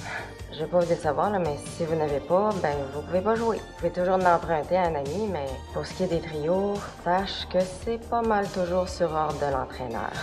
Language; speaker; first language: French; native; French